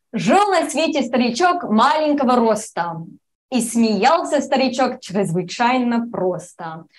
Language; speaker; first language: Russian; non-native, fluent; English